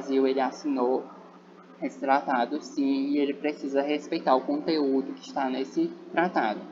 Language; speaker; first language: Portuguese; native; Portuguese